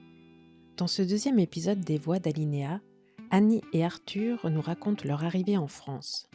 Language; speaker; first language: French; native; French